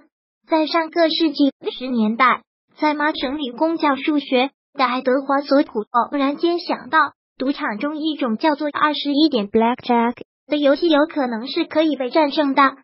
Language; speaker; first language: Chinese; native; Chinese